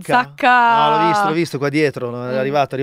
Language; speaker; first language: Italian; native; Italian